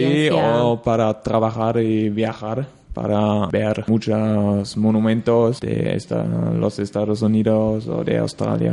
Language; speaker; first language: Spanish; non-native, learner; German